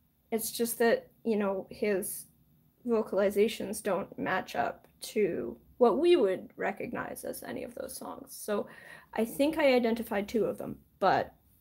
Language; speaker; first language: English; native; English